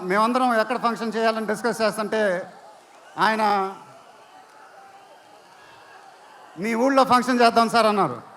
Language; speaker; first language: Telugu; native; Telugu